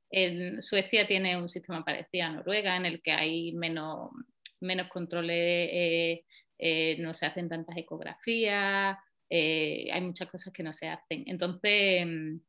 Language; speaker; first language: Spanish; native; Spanish